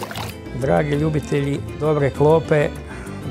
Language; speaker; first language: Croatian; native; Croatian